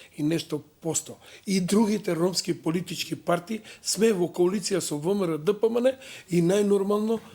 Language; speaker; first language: Macedonian; non-native, local second language; Romany